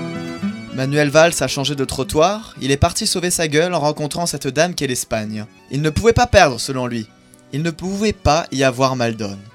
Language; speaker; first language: French; native; French